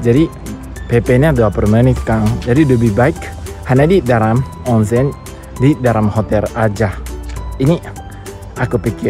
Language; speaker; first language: Indonesian; non-native, learner; Japanese